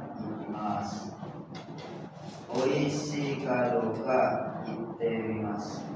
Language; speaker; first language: Japanese; non-native, learner; Indonesian